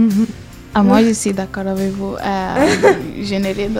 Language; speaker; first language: French; non-native, learner; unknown